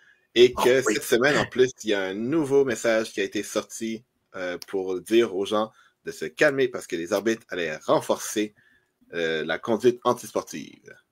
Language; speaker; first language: French; native; French